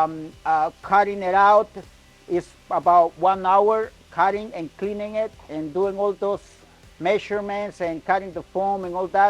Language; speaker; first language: English; non-native, fluent; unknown